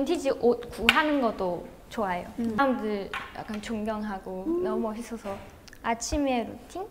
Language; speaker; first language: Korean; non-native, learner; Chinese